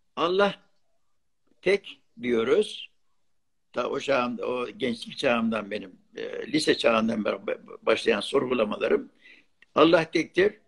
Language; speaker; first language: Turkish; non-native, local second language; Arabic